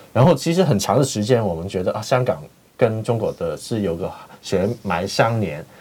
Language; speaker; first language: Chinese; non-native, fluent; Cantonese